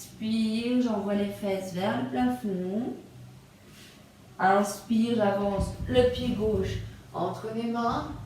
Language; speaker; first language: French; native; French